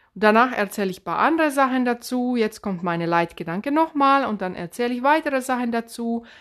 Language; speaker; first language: German; non-native, fluent; Finnish